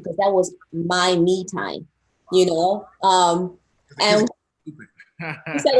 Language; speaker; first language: English; early bilingual, other home language; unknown